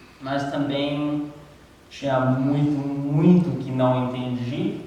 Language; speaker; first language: Portuguese; non-native, learner; English